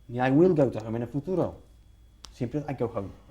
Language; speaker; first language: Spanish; non-native, fluent; English